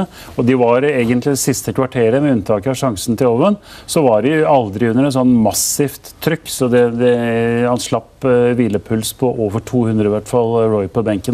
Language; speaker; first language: Norwegian; native; Norwegian